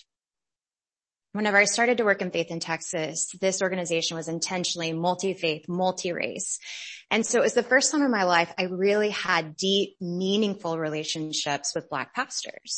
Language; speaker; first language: English; native; English